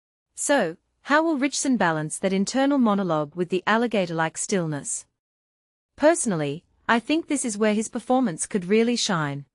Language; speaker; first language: English; native; English